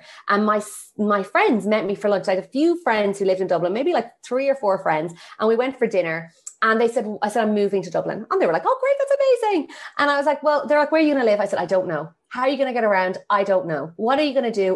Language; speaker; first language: English; native; English